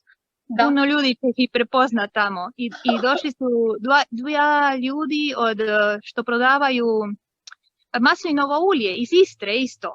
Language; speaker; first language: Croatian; early bilingual, heritage; Croatian